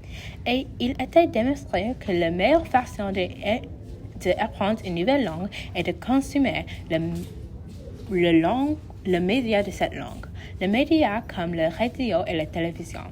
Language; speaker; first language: French; non-native, learner; English